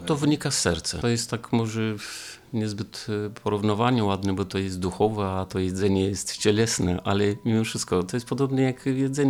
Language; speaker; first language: Polish; non-native, fluent; Romanian